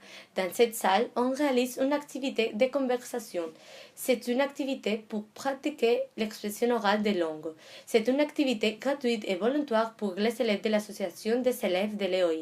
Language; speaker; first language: French; non-native, learner; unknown